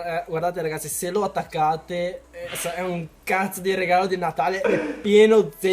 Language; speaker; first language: Italian; early bilingual, other home language; Chinese